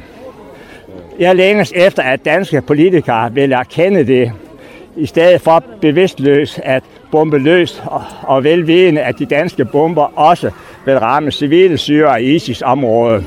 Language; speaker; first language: Danish; native; Danish